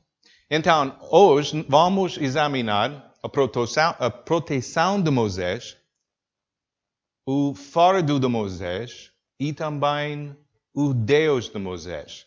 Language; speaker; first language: Portuguese; non-native, learner; English